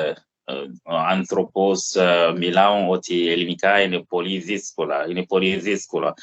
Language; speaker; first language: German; non-native, fluent; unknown